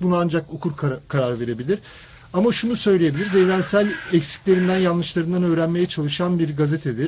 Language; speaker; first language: Turkish; native; Turkish